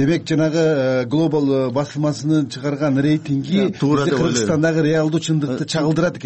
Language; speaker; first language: Kyrgyz; native; Kyrgyz